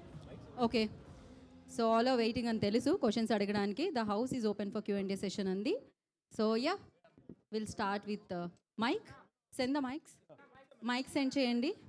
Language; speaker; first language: Telugu; native; Telugu